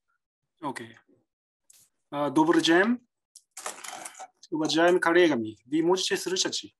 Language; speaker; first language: Russian; non-native, learner; Japanese